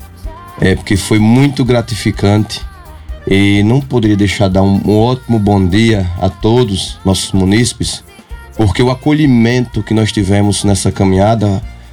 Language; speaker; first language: Portuguese; native; Portuguese